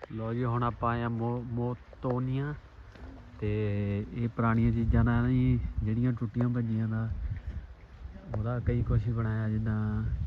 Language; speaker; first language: Punjabi; native; Punjabi